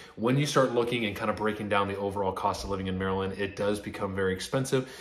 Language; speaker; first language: English; native; English